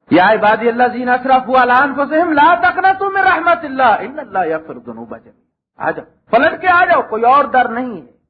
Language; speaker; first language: Urdu; non-native, local second language; Punjabi